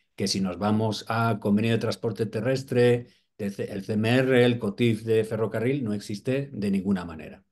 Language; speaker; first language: Spanish; native; Spanish